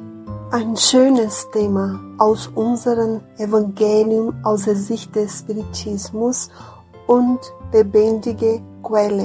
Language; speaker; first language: German; non-native, fluent; Portuguese